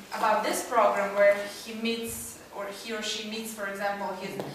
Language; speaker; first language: English; non-native, fluent; Russian